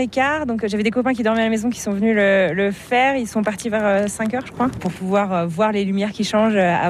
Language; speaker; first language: French; native; French